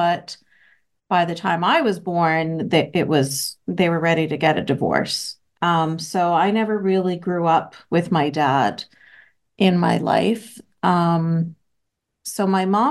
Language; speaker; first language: English; native; English